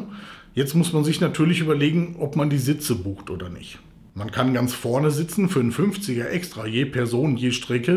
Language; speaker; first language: German; native; German